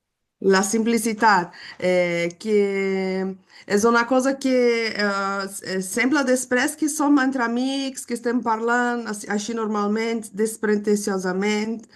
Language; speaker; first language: Catalan; non-native, fluent; Portuguese